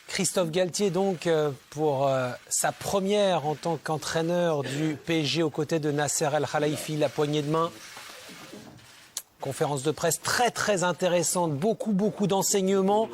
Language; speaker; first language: French; native; French